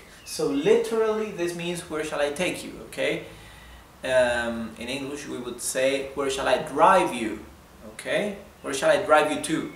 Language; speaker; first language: English; non-native, fluent; Spanish